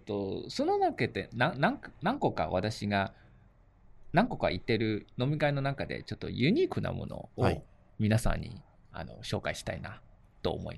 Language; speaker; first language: Japanese; native; Japanese